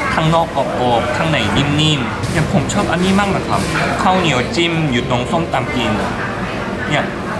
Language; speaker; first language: Thai; non-native, fluent; Korean